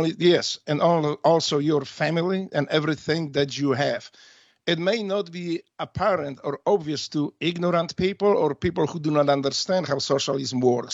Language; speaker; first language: English; non-native, fluent; Polish